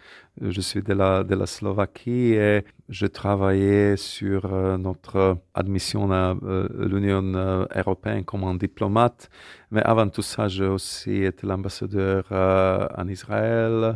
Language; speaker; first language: French; non-native, fluent; Slovak